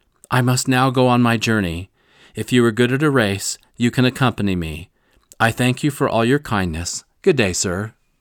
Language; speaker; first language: English; native; English